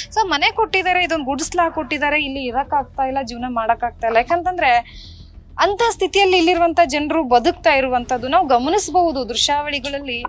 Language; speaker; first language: Kannada; native; Kannada